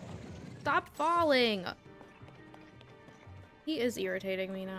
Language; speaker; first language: English; native; English